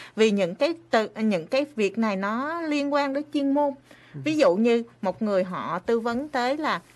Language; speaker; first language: Vietnamese; native; Vietnamese